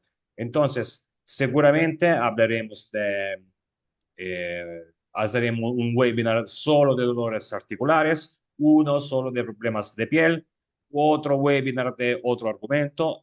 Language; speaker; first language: Spanish; non-native, fluent; Italian